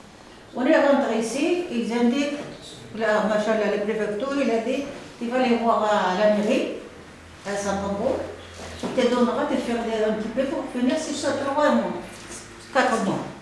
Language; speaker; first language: French; non-native, learner; Arabic